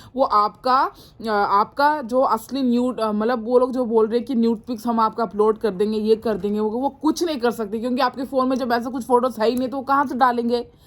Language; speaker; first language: Hindi; non-native, local second language; Mizo